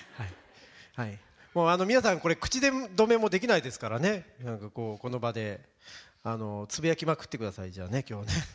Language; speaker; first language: Japanese; native; Japanese